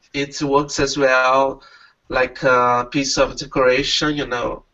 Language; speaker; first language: English; non-native, learner; Portuguese